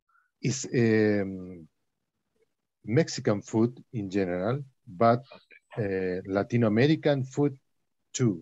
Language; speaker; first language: English; non-native, learner; Spanish